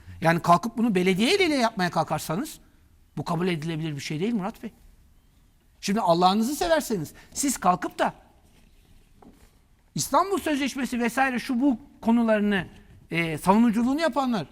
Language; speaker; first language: Turkish; native; Turkish